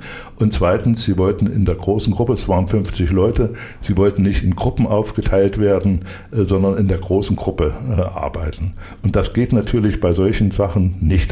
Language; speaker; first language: German; native; German